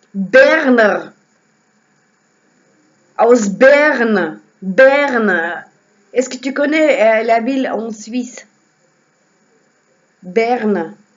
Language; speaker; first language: French; non-native, learner; Russian